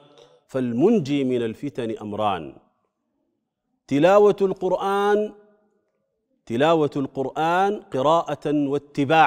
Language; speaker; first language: Arabic; native; Arabic